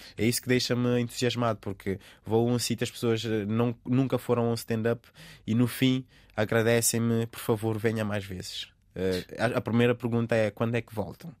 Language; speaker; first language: Portuguese; non-native, local second language; Kabuverdianu